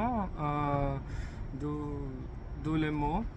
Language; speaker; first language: French; non-native, learner; English